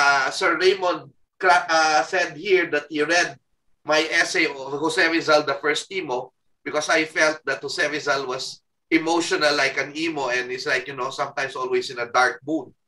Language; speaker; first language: English; non-native, local second language; Filipino